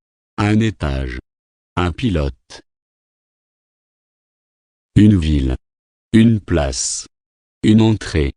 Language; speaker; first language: French; non-native, fluent; Arabic